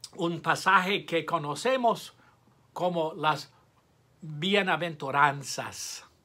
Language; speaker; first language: Spanish; non-native, fluent; English